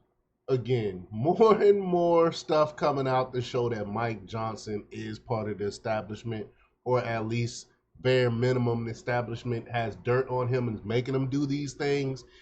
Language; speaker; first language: English; native; English